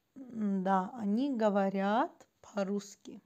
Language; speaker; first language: Russian; non-native, fluent; Azerbaijani